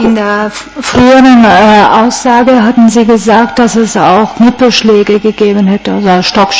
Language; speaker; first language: German; non-native, fluent; Italian